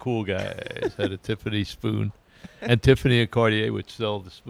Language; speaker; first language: English; native; English